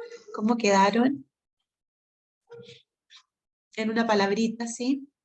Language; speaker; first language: Spanish; native; Spanish